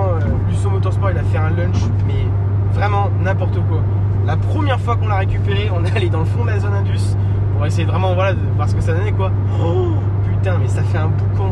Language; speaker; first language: French; native; French